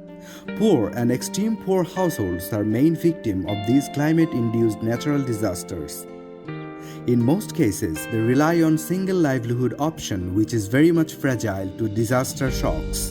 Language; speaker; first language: English; non-native, local second language; Bangla